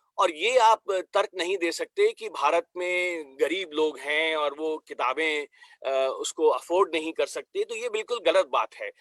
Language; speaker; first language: Hindi; native; Hindi